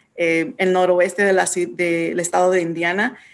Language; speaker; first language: Spanish; early bilingual, heritage; Spanish